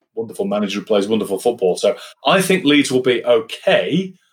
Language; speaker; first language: English; native; English